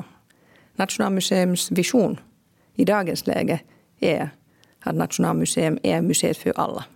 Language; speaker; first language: Swedish; non-native, local second language; Finnish